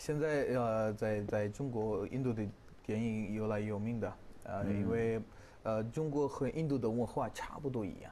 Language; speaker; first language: Chinese; non-native, learner; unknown